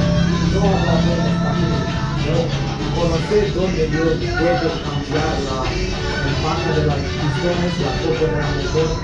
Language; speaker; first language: Spanish; non-native, learner; Romanian